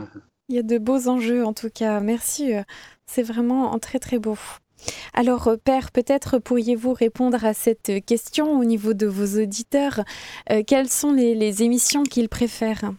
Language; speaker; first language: French; native; French